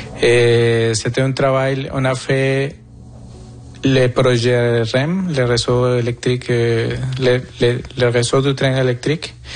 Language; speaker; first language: French; non-native, fluent; Spanish